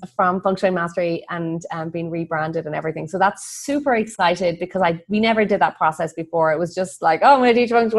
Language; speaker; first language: English; native; English